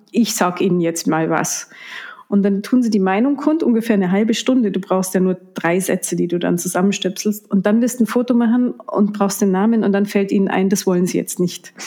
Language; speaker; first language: German; native; German